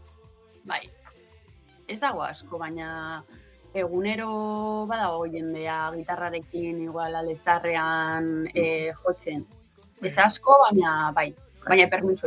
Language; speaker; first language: Basque; non-native, local second language; Spanish